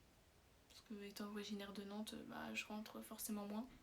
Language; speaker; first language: French; native; French